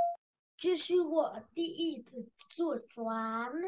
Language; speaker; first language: Chinese; non-native, learner; Vietnamese